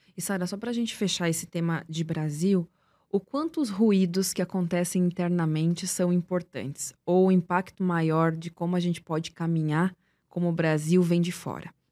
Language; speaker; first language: Portuguese; native; Portuguese